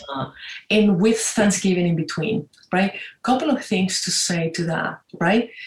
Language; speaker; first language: English; non-native, fluent; Spanish